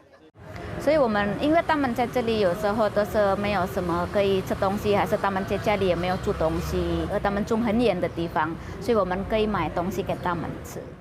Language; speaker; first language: Chinese; non-native, learner; Indonesian